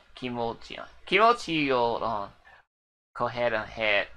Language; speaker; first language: Japanese; non-native, learner; English